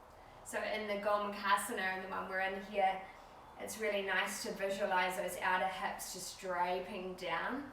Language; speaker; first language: English; native; English